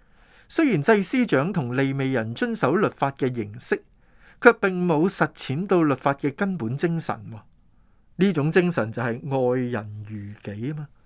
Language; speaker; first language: Chinese; non-native, local second language; Cantonese